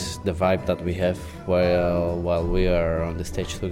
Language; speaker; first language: English; non-native, fluent; Polish